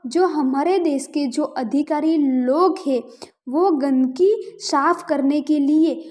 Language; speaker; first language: Hindi; non-native, local second language; Gujarati